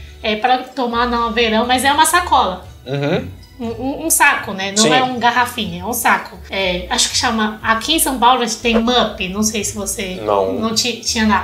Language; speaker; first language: Portuguese; non-native, fluent; Chinese